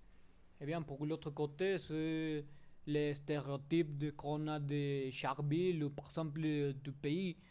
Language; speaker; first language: French; non-native, learner; Spanish